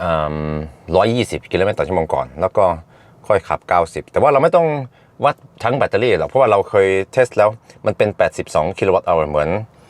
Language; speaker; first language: Thai; early bilingual, heritage; Thai